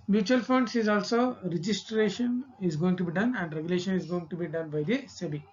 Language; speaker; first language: English; non-native, local second language; Kannada